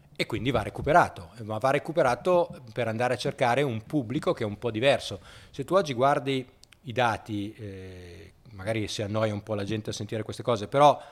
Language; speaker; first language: Italian; native; Italian